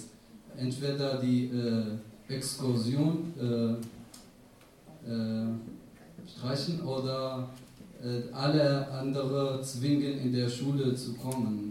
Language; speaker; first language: German; non-native, fluent; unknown